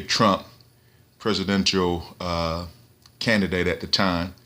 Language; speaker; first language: English; native; English